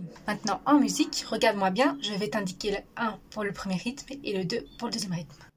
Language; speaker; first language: French; native; French